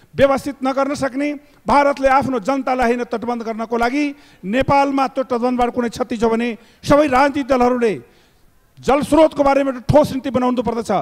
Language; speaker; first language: Nepali; non-native, local second language; Maithili